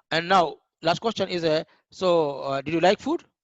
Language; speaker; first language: English; non-native, learner; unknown